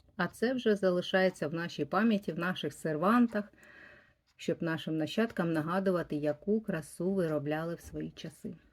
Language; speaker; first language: Ukrainian; native; Ukrainian